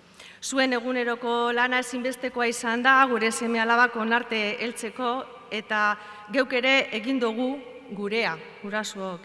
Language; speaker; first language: Basque; native; Basque